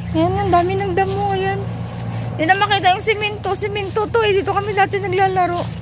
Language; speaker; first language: Filipino; non-native, local second language; Hiligaynon